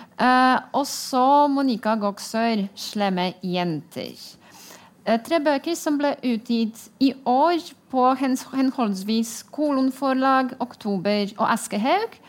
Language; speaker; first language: Norwegian; non-native, fluent; Polish